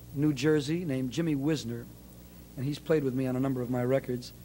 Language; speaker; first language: English; native; English